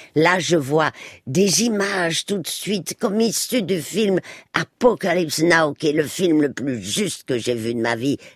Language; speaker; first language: French; early bilingual, other home language; Spanish